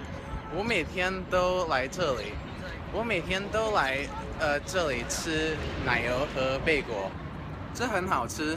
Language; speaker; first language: Chinese; non-native, learner; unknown